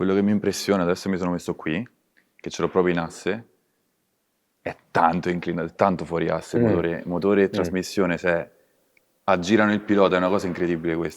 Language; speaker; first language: Italian; native; Italian